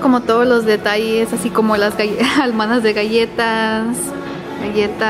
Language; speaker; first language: Spanish; early bilingual, other home language; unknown